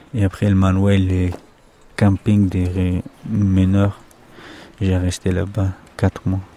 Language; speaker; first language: French; non-native, learner; Pashto